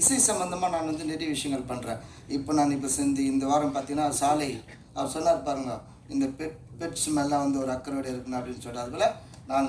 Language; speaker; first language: Tamil; native; Tamil